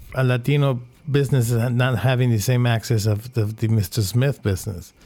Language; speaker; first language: English; non-native, fluent; Spanish